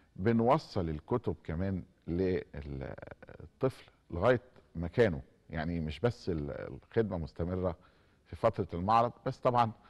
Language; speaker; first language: Arabic; native; Arabic